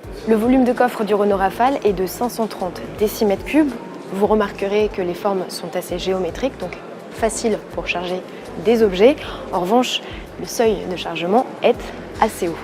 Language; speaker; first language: French; native; French